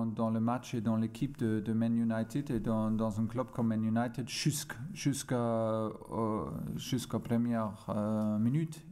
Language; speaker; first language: French; non-native, fluent; German